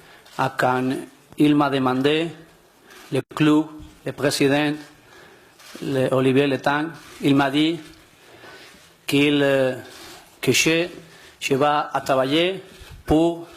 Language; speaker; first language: French; non-native, learner; Spanish